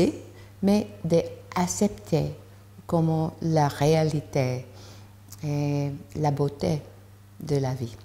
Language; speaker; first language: French; non-native, learner; English